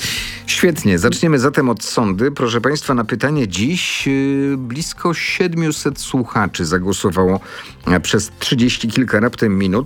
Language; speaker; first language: Polish; native; Polish